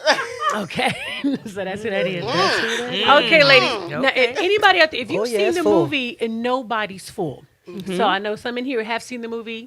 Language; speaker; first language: English; native; English